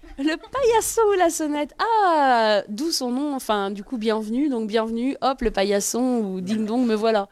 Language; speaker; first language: French; native; French